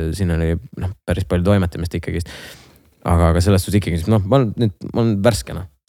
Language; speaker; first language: Estonian; non-native, local second language; Russian